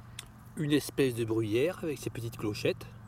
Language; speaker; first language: French; native; French